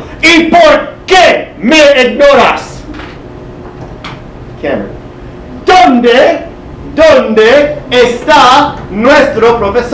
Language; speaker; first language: Spanish; non-native, fluent; English